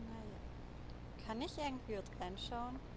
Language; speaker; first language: German; native; German